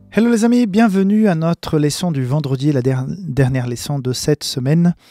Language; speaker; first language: French; non-native, fluent; Portuguese